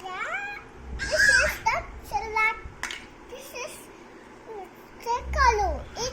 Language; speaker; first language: English; non-native, local second language; Telugu